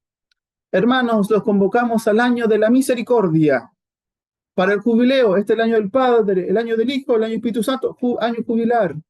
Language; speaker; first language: Spanish; native; Spanish